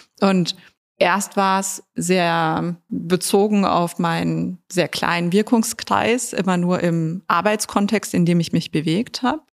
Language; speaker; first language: German; native; German